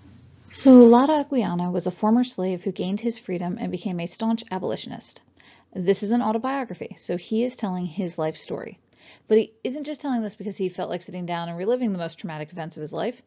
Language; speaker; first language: English; native; English